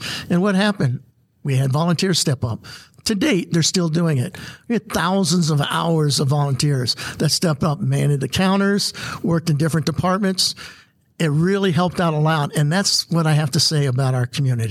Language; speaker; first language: English; native; English